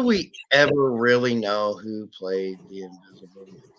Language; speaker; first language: English; native; English